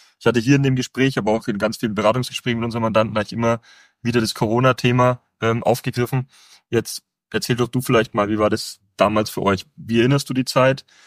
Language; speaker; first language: German; native; German